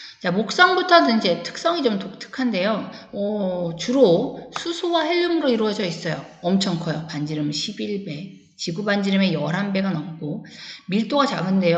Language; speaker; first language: Korean; native; Korean